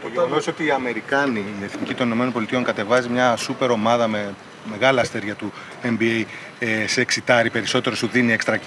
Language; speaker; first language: Greek; native; Greek